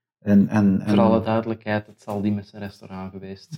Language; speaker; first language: Dutch; native; Dutch